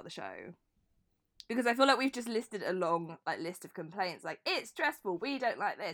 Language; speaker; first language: English; native; English